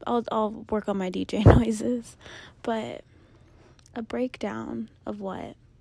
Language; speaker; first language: English; native; English